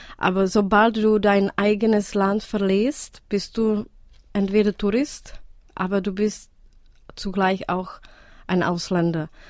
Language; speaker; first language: German; non-native, fluent; Czech